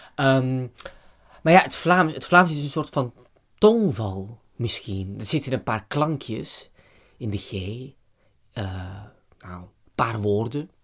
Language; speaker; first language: Dutch; native; Dutch